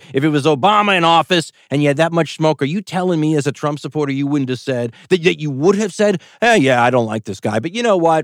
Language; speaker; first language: English; native; English